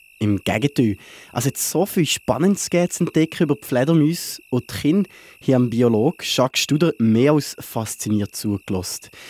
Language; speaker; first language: German; native; German